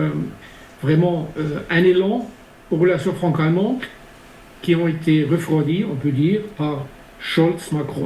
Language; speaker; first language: French; non-native, fluent; German